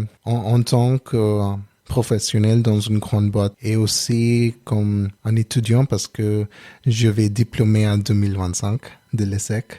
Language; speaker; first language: French; non-native, learner; Telugu